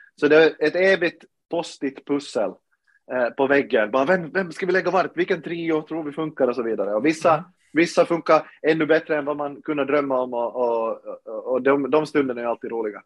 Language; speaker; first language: Swedish; native; Swedish